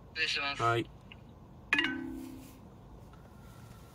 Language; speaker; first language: Japanese; native; Japanese